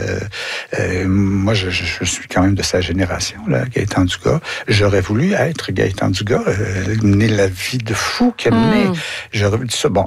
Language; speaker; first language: French; native; French